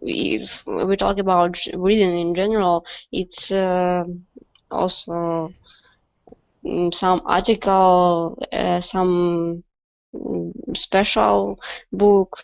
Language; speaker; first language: English; non-native, learner; Russian